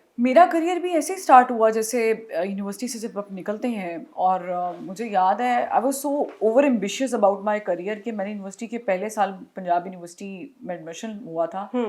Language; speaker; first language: Urdu; native; Urdu